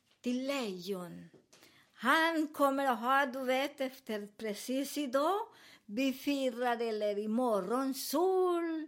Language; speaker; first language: Swedish; non-native, learner; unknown